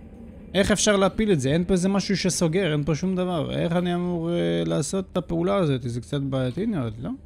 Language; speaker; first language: Hebrew; native; Hebrew